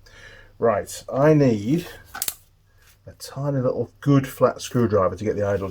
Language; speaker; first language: English; native; English